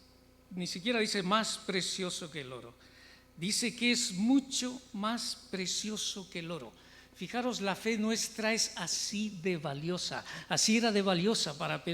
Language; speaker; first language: Spanish; native; Spanish